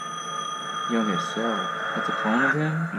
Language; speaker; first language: English; native; English